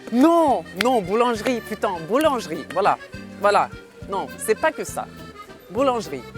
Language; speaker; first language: French; non-native, fluent; Ukrainian